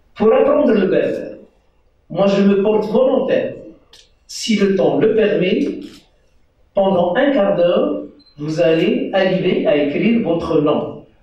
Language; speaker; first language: French; non-native, local second language; Central Atlas Tamazight